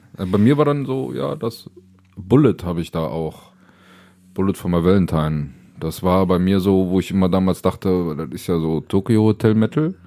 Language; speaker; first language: German; native; German